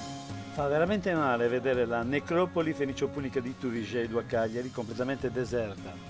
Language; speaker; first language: Italian; native; Italian